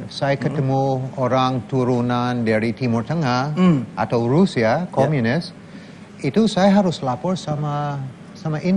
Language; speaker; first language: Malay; non-native, fluent; English